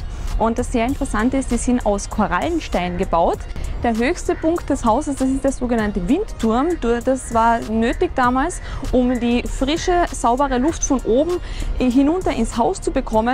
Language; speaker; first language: German; native; German